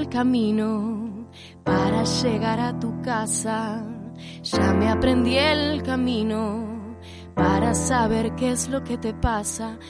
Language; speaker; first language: Spanish; native; Spanish